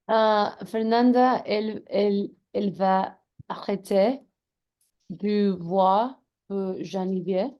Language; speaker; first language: French; non-native, learner; Spanish